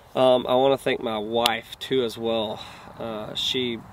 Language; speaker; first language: English; native; English